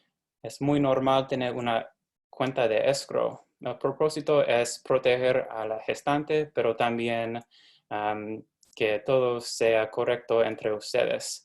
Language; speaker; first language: Spanish; non-native, fluent; English